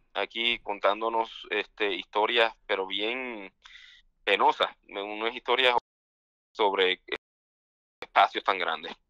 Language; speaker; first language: Spanish; native; Spanish